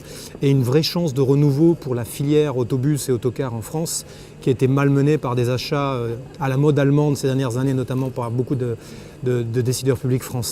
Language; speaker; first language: French; native; French